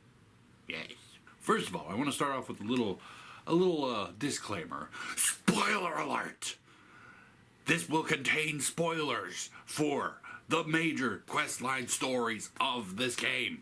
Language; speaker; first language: English; native; English